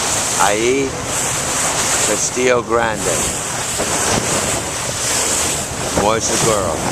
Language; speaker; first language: Spanish; non-native, learner; English